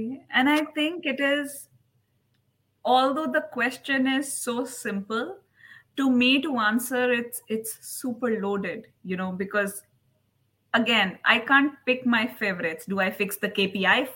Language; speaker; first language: English; non-native, local second language; Hindi